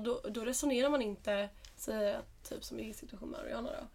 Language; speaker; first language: Swedish; native; Swedish